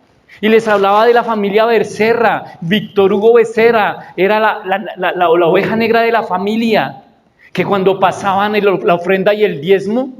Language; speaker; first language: Spanish; native; Spanish